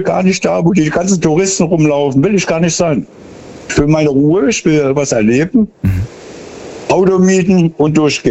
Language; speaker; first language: German; native; German